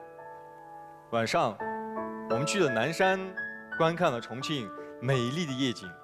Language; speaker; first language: Chinese; non-native, fluent; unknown